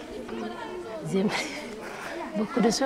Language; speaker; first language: French; non-native, local second language; Fula